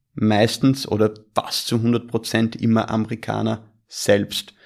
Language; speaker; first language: German; native; German